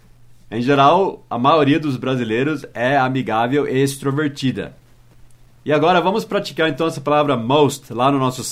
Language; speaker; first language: Portuguese; non-native, fluent; English